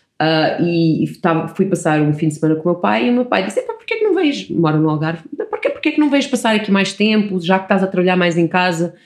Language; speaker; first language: Portuguese; early bilingual, other home language; English